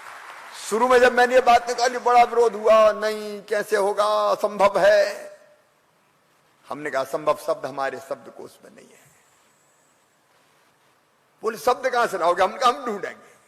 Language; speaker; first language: Hindi; native; Hindi